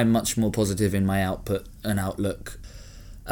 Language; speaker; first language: English; native; English